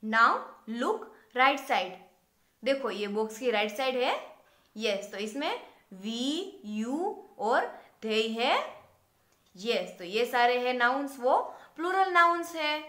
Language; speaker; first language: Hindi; non-native, local second language; Gujarati